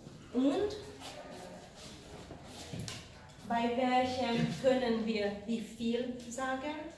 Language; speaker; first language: German; non-native, fluent; Hungarian